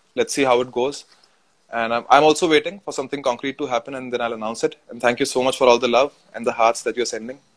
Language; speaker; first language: English; non-native, local second language; Hindi